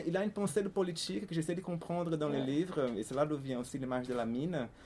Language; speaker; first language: French; non-native, fluent; Portuguese